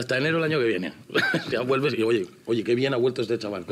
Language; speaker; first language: Spanish; native; Spanish